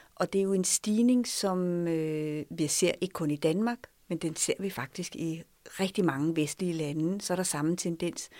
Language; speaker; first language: Danish; early bilingual, other home language; French